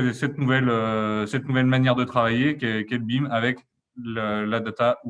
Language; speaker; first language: French; native; French